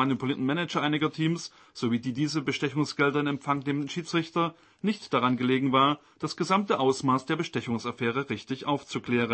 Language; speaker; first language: German; native; German